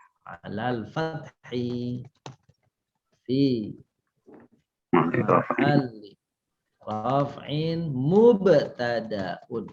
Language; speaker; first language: Arabic; non-native, fluent; Indonesian